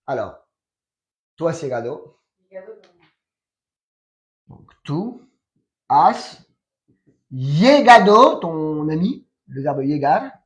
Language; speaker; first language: Spanish; non-native, fluent; French